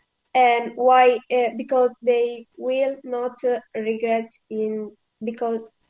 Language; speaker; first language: English; non-native, learner; Italian